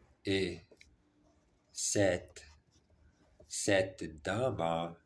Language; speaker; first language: French; non-native, learner; Portuguese